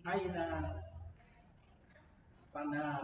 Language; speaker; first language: Arabic; non-native, learner; Indonesian